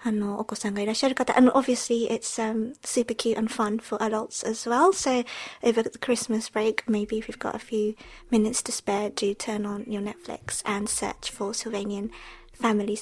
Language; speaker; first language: English; early bilingual, other home language; Japanese